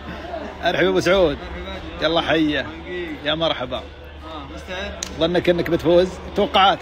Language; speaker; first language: Arabic; native; Arabic